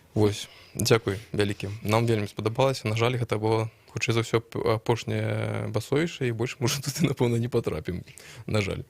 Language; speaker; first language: Belarusian; non-native, local second language; Russian